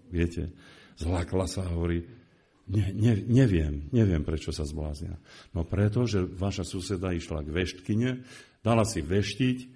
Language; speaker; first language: Slovak; native; Slovak